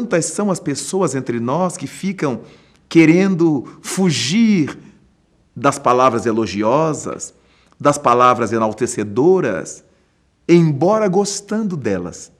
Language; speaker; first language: Portuguese; native; Portuguese